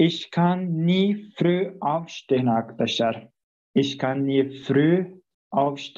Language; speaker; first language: German; non-native, learner; Turkish